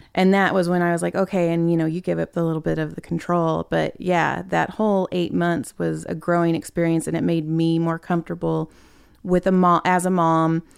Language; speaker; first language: English; native; English